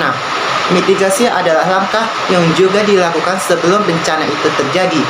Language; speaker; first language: Indonesian; native; Indonesian